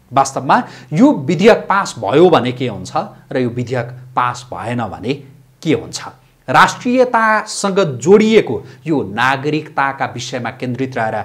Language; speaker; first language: Nepali; native; Nepali